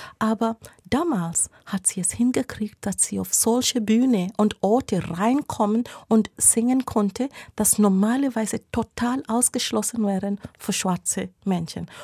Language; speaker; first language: German; non-native, fluent; Swahili